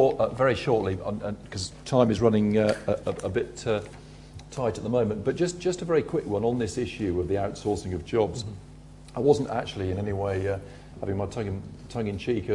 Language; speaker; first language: English; native; English